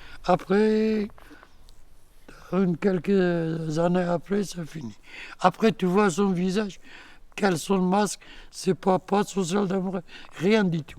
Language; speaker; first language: French; non-native, learner; Kurdish